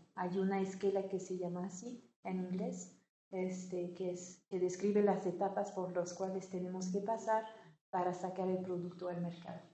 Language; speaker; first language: Spanish; non-native, fluent; French